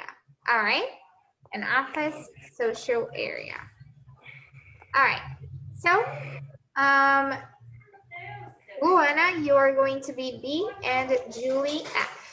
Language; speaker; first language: English; non-native, fluent; Portuguese